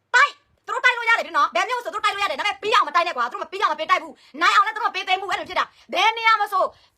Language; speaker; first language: Burmese; non-native, local second language; S'gaw Karen